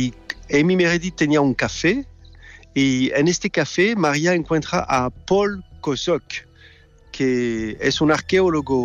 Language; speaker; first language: Spanish; non-native, learner; French